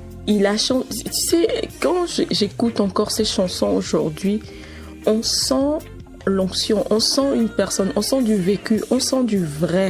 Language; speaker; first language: French; non-native, local second language; Ewe